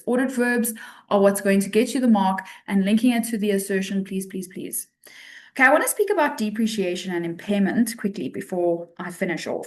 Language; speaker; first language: English; native; English